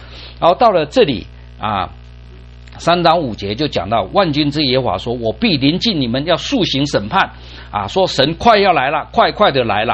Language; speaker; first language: Chinese; native; Chinese